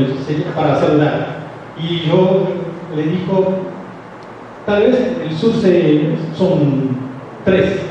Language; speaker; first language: Spanish; non-native, fluent; Portuguese